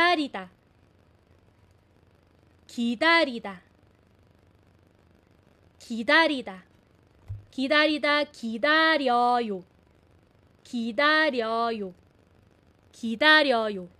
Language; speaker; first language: Korean; non-native, fluent; Filipino